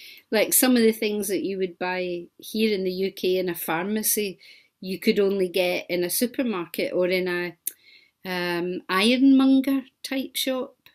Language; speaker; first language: English; native; English